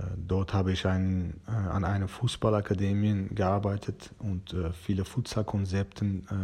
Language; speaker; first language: German; non-native, learner; Persian